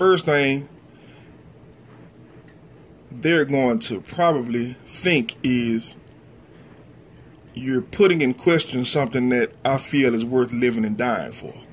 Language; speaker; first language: English; native; English